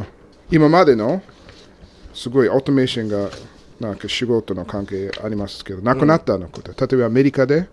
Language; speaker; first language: Japanese; non-native, learner; English